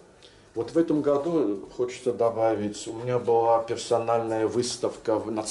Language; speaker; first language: Russian; non-native, local second language; Azerbaijani